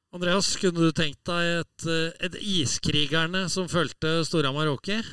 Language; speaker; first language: Norwegian; native; Norwegian